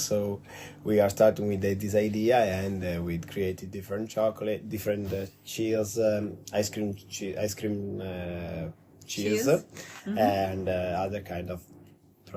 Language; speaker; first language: English; non-native, learner; Italian